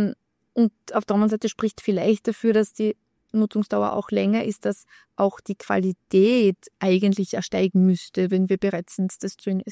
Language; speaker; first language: German; native; German